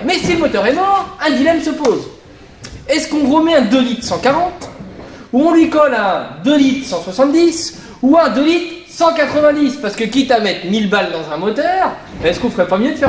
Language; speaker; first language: French; native; French